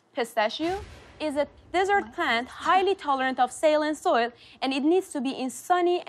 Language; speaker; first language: English; non-native, fluent; Persian